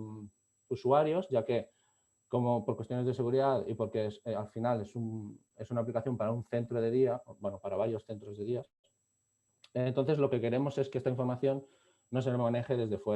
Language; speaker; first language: Spanish; native; Spanish